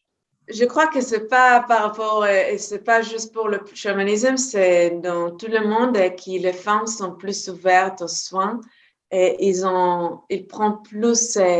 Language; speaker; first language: French; non-native, fluent; Hebrew